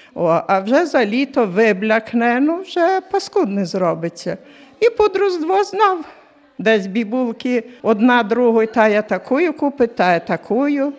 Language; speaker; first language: Ukrainian; native; Ukrainian